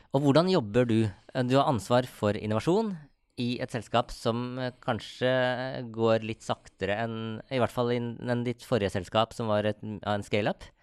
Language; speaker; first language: Norwegian; native; Norwegian